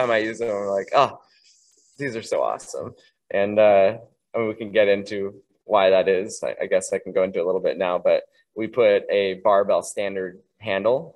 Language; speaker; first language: English; native; English